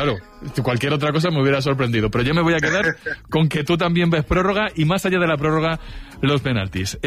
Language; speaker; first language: Spanish; native; Spanish